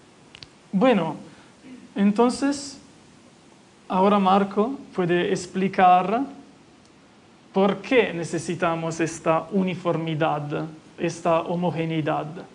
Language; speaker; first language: Spanish; non-native, fluent; Italian